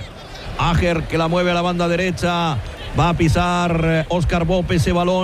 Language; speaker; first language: Spanish; native; Spanish